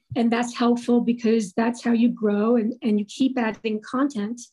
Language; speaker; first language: English; native; English